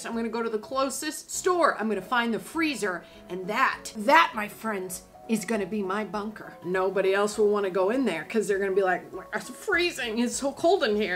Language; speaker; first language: English; native; English